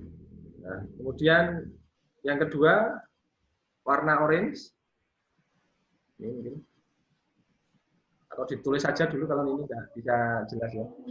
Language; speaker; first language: Indonesian; native; Indonesian